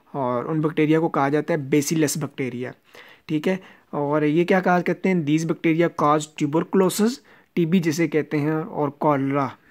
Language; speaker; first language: Urdu; non-native, local second language; Punjabi